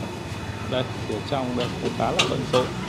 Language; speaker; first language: Vietnamese; native; Vietnamese